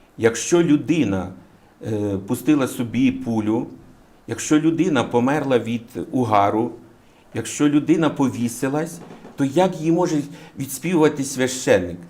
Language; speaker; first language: Ukrainian; native; Ukrainian